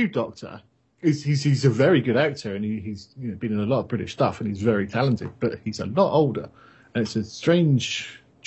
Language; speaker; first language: English; native; English